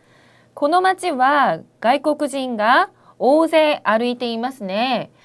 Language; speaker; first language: Japanese; non-native, fluent; Korean